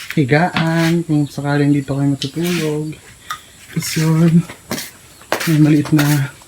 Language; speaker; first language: Filipino; non-native, local second language; Cebuano